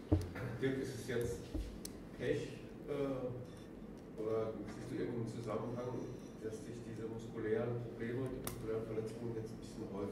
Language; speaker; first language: German; native; German